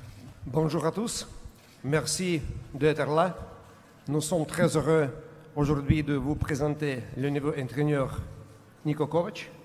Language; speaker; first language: French; non-native, learner; Russian